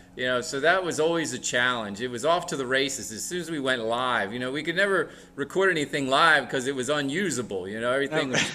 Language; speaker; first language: English; native; English